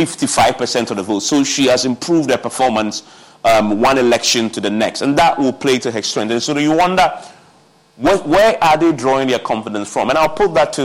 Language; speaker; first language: English; non-native, local second language; Akan